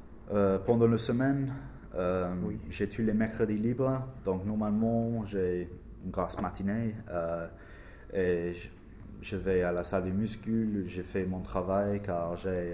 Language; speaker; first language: French; non-native, learner; English